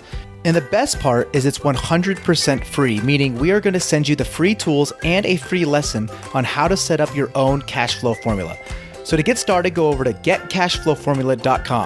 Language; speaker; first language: English; native; English